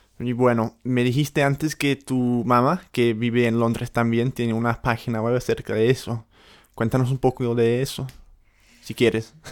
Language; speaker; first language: Spanish; non-native, fluent; English